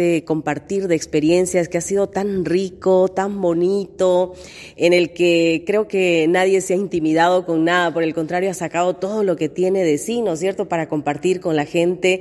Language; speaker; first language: Spanish; native; Spanish